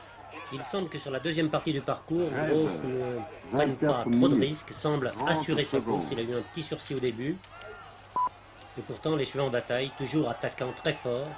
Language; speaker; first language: French; native; French